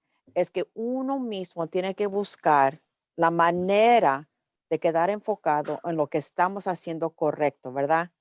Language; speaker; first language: Spanish; early bilingual, heritage; English